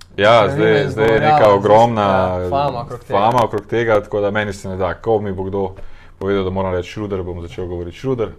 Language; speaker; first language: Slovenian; native; Slovenian